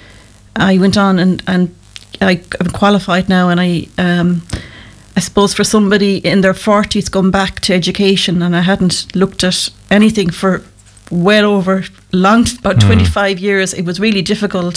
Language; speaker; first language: English; native; English